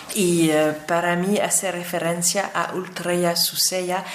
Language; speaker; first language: Spanish; non-native, fluent; French